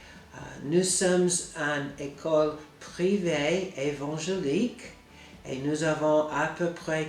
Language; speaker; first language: French; non-native, fluent; English